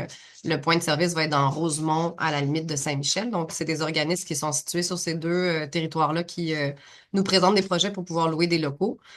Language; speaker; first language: French; native; French